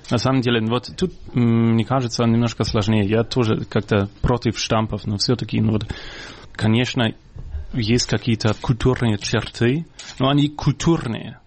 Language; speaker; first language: Russian; non-native, fluent; German